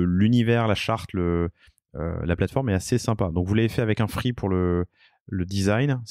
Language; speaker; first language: French; native; French